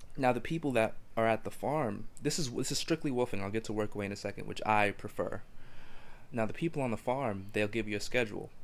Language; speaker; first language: English; native; English